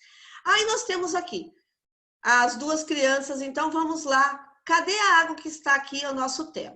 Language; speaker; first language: Portuguese; native; Portuguese